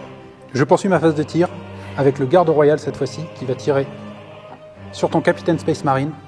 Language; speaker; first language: French; native; French